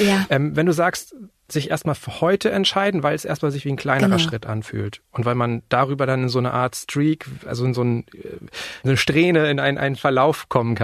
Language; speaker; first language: German; native; German